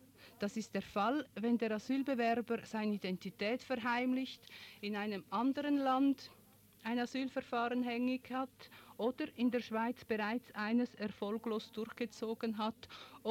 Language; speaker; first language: German; native; German